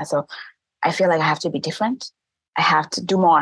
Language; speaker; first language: English; non-native, fluent; Thai